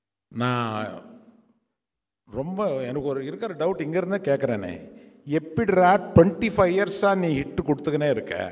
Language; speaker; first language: Tamil; non-native, local second language; Telugu